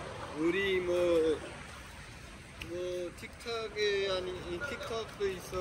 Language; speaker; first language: Korean; non-native, learner; Urdu